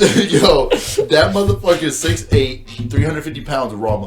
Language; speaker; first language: English; native; English